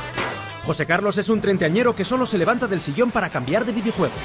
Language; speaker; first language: Spanish; native; Spanish